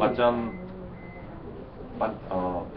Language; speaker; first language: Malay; non-native, learner; Korean